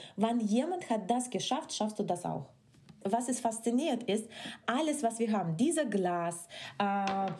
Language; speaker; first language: German; non-native, fluent; Russian